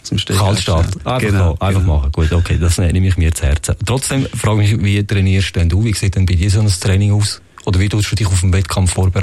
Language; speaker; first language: German; native; German